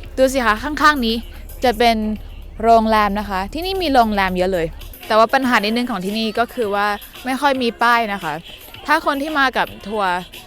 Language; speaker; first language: Thai; native; Thai